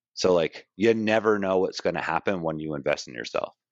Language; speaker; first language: English; native; English